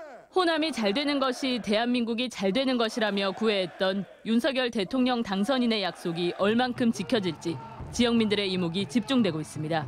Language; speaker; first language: Korean; native; Korean